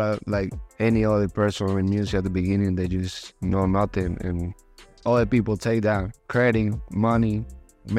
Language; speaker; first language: English; non-native, fluent; Spanish